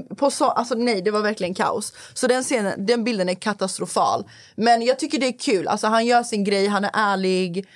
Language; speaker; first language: Swedish; early bilingual, other home language; Persian